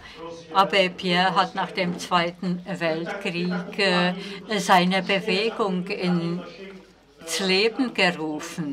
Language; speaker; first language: German; non-native, fluent; Czech